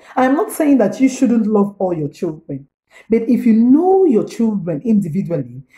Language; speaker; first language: English; non-native, local second language; Igbo